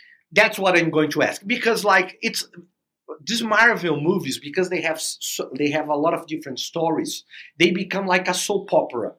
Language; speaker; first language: English; non-native, fluent; Portuguese